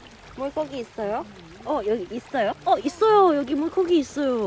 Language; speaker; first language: Korean; non-native, learner; Cantonese